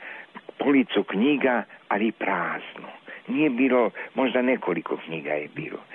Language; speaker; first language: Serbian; non-native, local second language; Hungarian